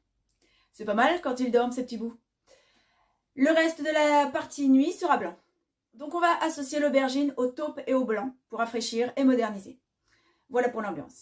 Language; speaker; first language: French; native; French